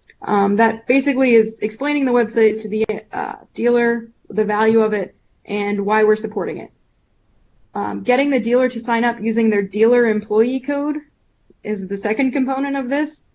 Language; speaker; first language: English; native; English